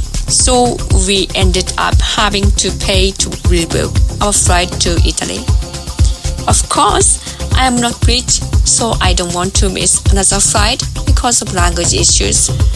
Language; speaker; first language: English; non-native, learner; Japanese